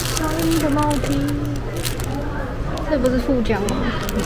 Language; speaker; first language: Chinese; native; Chinese